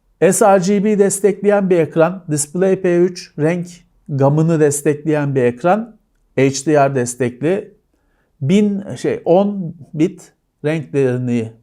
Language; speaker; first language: Turkish; native; Turkish